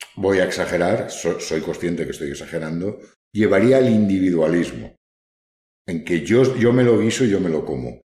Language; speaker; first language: Spanish; native; Spanish